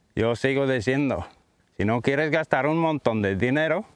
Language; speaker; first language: Spanish; non-native, fluent; Latvian